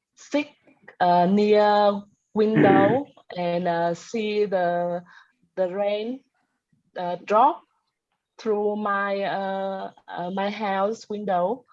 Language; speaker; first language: English; non-native, learner; Vietnamese